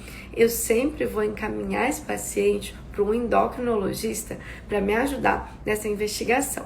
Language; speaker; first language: Portuguese; native; Portuguese